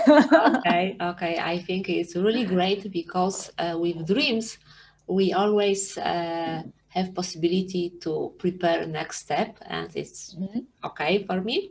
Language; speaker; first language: English; non-native, fluent; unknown